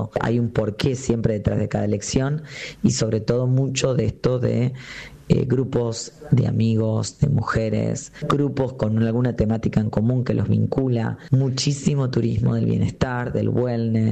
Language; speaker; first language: Spanish; native; Spanish